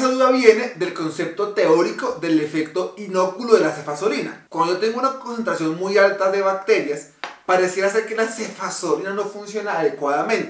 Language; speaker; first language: Spanish; native; Spanish